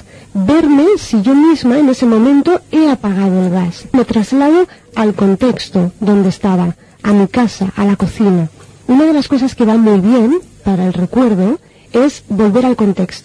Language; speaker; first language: Spanish; native; Spanish